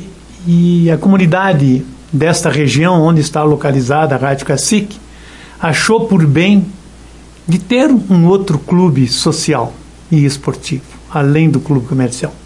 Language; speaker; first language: Portuguese; native; Portuguese